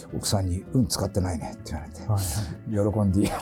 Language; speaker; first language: Japanese; native; Japanese